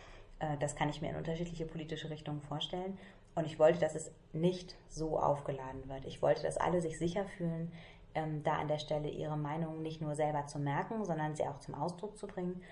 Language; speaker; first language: German; native; German